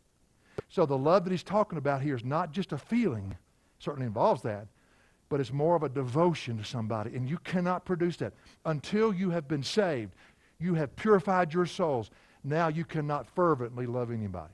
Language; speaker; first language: English; native; English